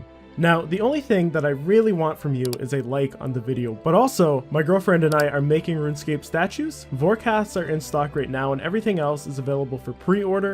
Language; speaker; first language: English; native; English